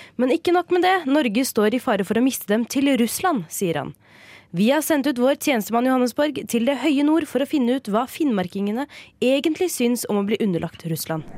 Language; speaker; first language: Norwegian; native; Norwegian